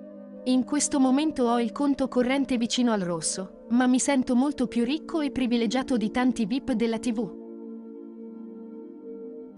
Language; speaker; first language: Italian; native; Italian